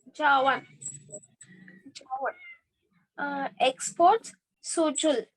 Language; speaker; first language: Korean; non-native, learner; Hindi